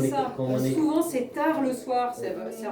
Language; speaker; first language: French; native; French